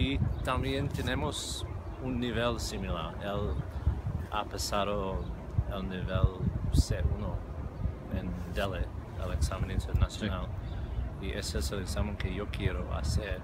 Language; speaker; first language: Spanish; non-native, fluent; English